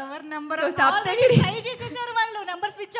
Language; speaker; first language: Telugu; native; Telugu